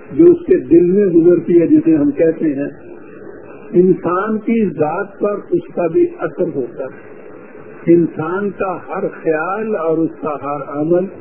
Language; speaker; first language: Urdu; non-native, local second language; Punjabi